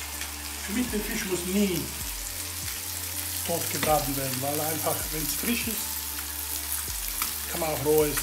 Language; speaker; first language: German; non-native, fluent; Italian